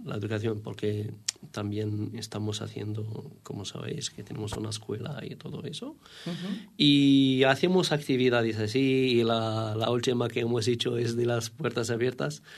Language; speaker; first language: Spanish; non-native, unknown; Arabic